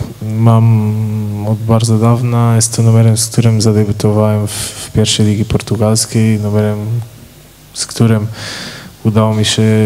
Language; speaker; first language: Polish; non-native, fluent; Portuguese